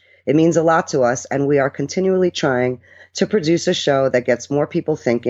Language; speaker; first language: English; early bilingual, other home language; Italian